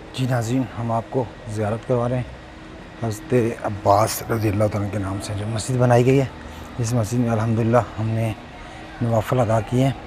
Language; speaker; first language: Urdu; non-native, local second language; Punjabi